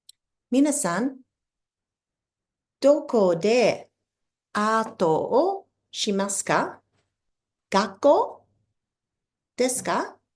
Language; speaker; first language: Japanese; non-native, fluent; English